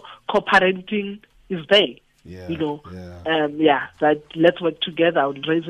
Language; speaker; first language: English; non-native, local second language; Tswana